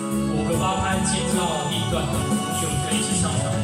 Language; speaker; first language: Chinese; native; Chinese